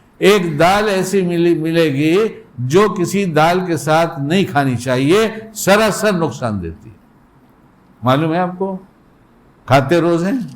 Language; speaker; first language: Urdu; native; Urdu